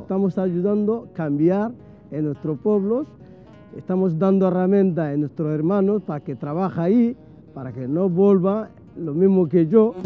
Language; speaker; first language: Spanish; non-native, fluent; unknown